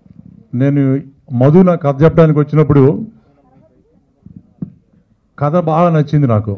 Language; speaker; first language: Telugu; native; Telugu